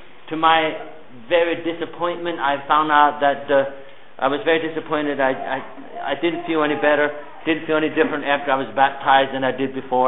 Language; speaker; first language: English; early bilingual, other home language; Pennsylvania German